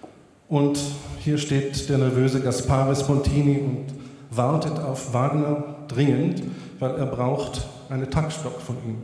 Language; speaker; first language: German; non-native, fluent; Hebrew